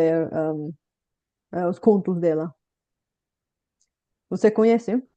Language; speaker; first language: Portuguese; non-native, fluent; Bulgarian